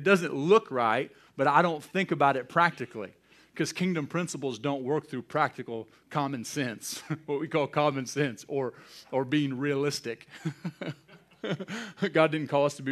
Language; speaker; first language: English; native; English